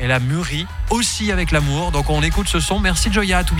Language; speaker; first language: French; native; French